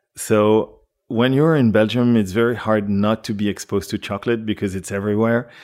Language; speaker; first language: English; non-native, fluent; French